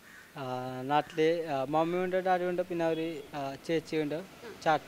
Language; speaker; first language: Malayalam; non-native, local second language; Odia